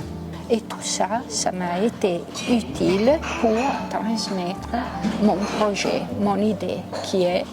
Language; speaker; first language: French; non-native, local second language; Italian